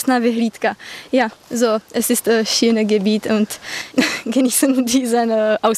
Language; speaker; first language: German; non-native, learner; Czech